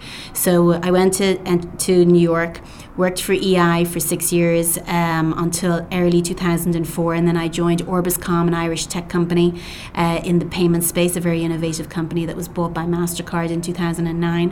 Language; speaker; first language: English; native; English